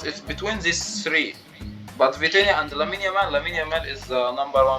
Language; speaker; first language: English; non-native, learner; Arabic